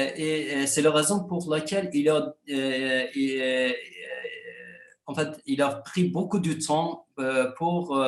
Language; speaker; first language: French; non-native, fluent; Kurdish